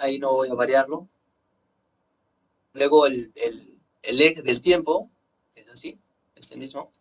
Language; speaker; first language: Spanish; native; Spanish